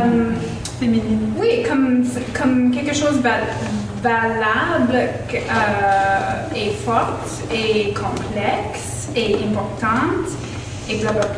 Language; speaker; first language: French; non-native, local second language; English